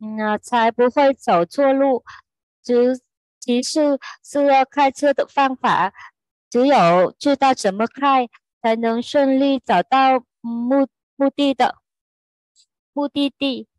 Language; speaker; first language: Chinese; non-native, fluent; Vietnamese